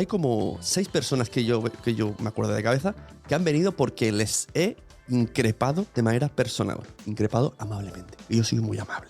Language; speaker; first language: Spanish; native; Spanish